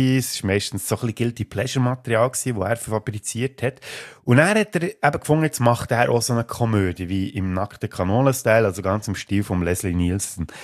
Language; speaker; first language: German; native; German